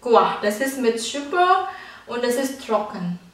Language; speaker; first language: German; non-native, learner; Indonesian